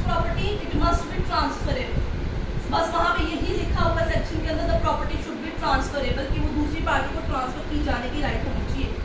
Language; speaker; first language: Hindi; native; Hindi